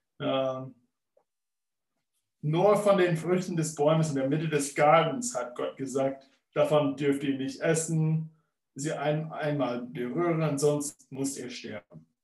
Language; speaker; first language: German; non-native, fluent; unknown